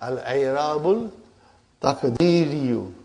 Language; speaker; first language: Arabic; non-native, fluent; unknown